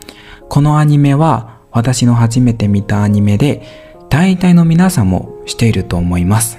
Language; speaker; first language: Japanese; non-native, learner; Burmese